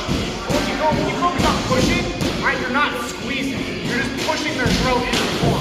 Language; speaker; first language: English; native; English